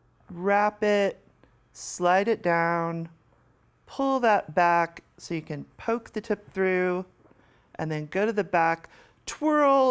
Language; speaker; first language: English; native; English